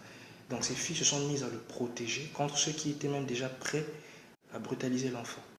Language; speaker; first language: French; non-native, local second language; Lingala